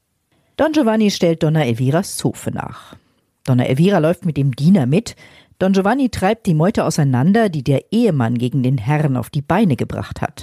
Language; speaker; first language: German; native; German